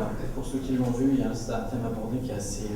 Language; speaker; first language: French; non-native, local second language; Dutch